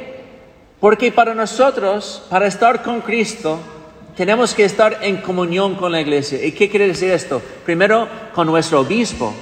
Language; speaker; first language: Spanish; non-native, fluent; English